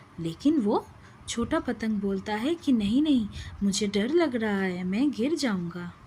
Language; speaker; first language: Hindi; non-native, local second language; Bangla